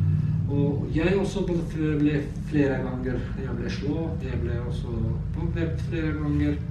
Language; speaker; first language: Norwegian; non-native, learner; Azerbaijani